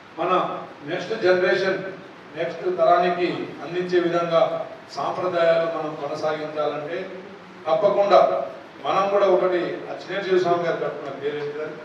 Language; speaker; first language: Telugu; non-native, local second language; Lambadi